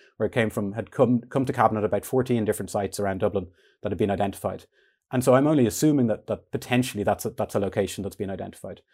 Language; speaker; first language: English; native; English